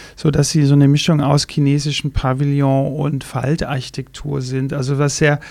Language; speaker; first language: German; native; German